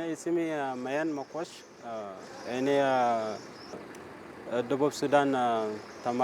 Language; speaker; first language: Amharic; non-native, learner; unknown